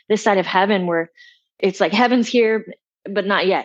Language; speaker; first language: English; native; English